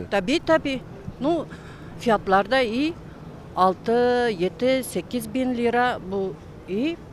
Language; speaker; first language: Turkish; non-native, learner; Uzbek